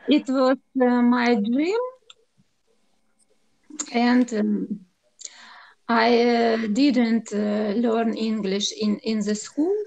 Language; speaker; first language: English; non-native, learner; Russian